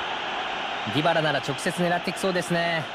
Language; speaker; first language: Japanese; native; Japanese